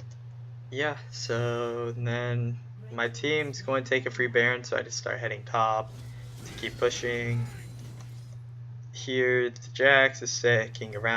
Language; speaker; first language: English; native; English